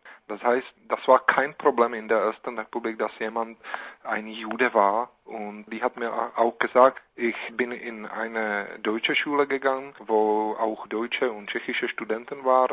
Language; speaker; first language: German; non-native, fluent; Czech